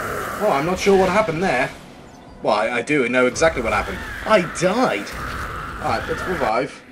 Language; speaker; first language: English; native; English